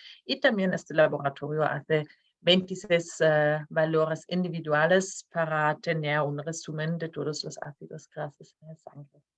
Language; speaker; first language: Spanish; non-native, fluent; Norwegian